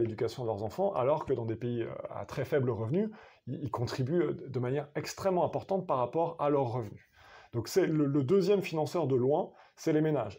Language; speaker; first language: French; native; French